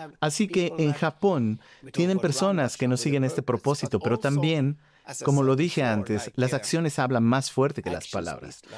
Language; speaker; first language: Spanish; non-native, fluent; Swedish